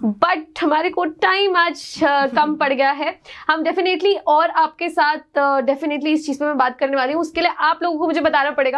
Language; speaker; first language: Hindi; native; Hindi